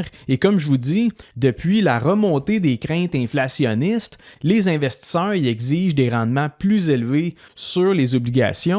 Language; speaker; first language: French; native; French